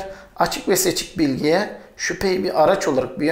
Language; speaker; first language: Turkish; native; Turkish